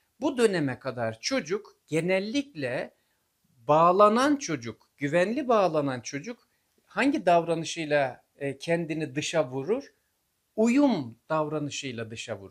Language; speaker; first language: Turkish; native; Turkish